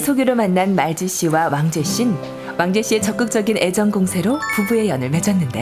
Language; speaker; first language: Korean; native; Korean